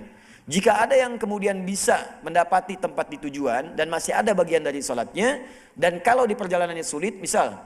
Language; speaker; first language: Indonesian; native; Indonesian